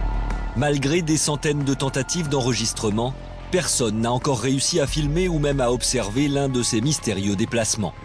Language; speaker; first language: French; native; French